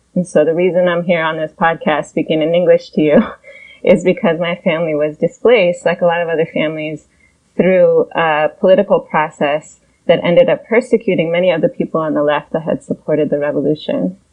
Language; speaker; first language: English; early bilingual, other home language; Persian